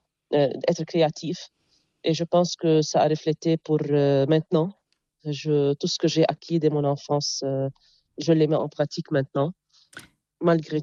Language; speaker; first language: French; non-native, local second language; Arabic